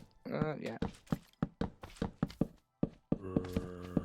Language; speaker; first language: English; native; English